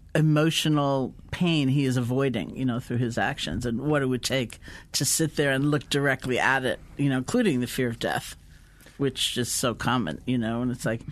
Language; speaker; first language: English; native; English